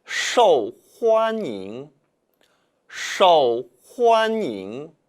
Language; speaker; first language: Chinese; non-native, fluent; Korean